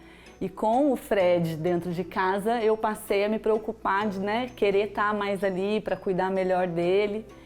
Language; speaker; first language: Portuguese; native; Portuguese